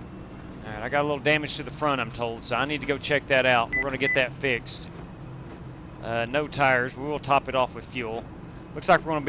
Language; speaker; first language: English; native; English